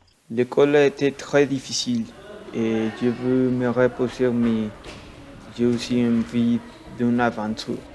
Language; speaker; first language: French; non-native, learner; Spanish